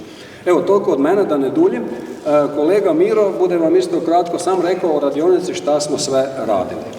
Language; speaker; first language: Croatian; native; Croatian